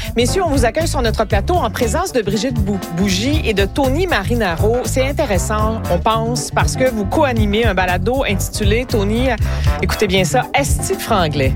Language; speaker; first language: French; native; French